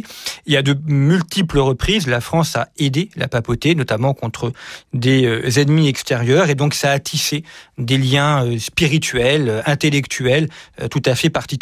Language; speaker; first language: French; native; French